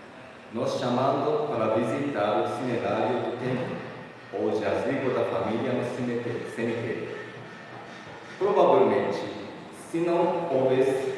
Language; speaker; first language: Portuguese; non-native, fluent; Japanese